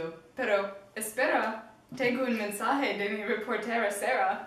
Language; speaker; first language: Spanish; non-native, learner; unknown